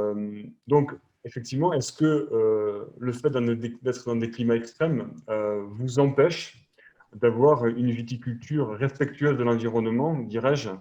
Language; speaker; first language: French; native; French